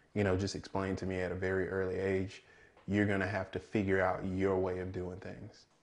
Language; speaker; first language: English; native; English